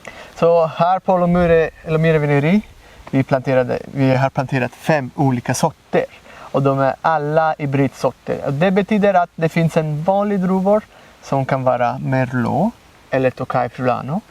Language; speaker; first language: Swedish; non-native, fluent; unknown